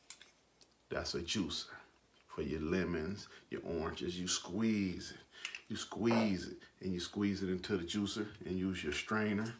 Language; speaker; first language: English; native; English